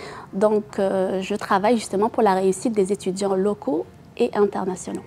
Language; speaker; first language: French; non-native, local second language; Arabic